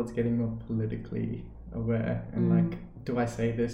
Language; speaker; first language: English; native; English